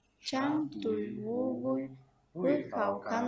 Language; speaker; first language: Chinese; non-native, learner; Kyrgyz